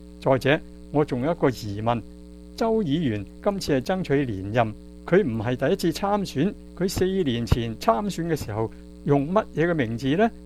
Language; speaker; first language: Chinese; non-native, local second language; Cantonese